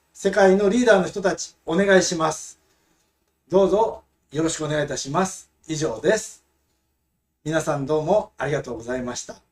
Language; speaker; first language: Japanese; non-native, fluent; Filipino